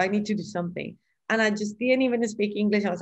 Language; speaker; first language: English; non-native, fluent; Spanish